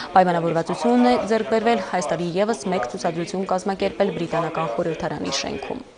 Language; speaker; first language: Armenian; native; Armenian